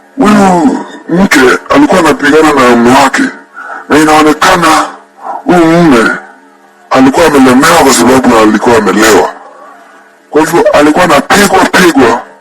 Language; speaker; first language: Swahili; non-native, local second language; Luo (Kenya and Tanzania)